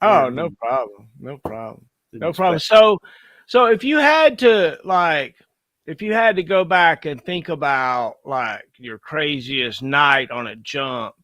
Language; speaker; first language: English; native; English